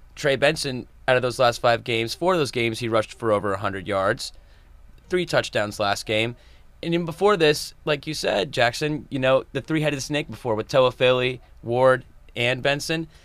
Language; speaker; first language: English; native; English